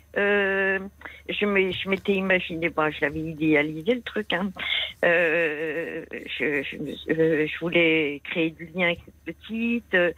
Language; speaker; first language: French; native; French